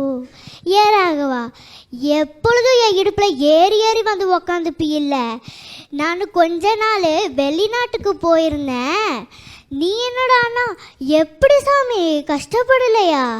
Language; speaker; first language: Tamil; native; Tamil